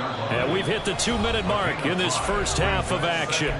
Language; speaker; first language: English; native; English